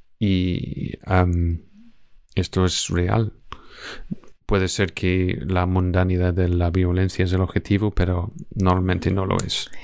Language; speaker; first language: Spanish; non-native, fluent; English